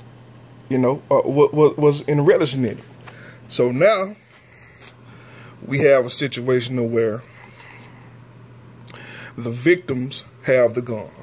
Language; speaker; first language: English; native; English